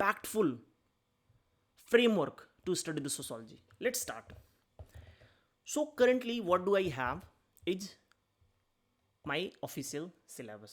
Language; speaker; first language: English; non-native, local second language; Hindi